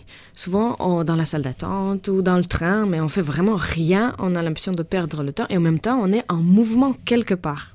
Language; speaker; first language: French; non-native, fluent; Russian